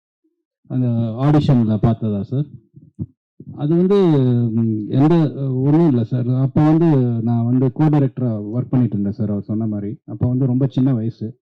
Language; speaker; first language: Tamil; native; Tamil